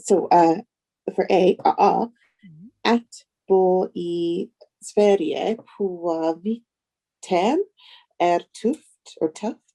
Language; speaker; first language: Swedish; non-native, learner; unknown